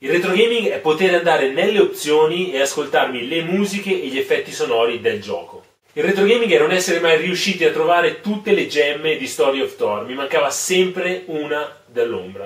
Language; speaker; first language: Italian; native; Italian